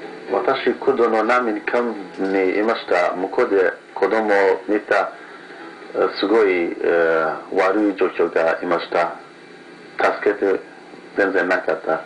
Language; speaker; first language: Japanese; non-native, learner; Kurdish